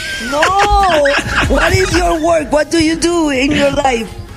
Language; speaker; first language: English; non-native, learner; Spanish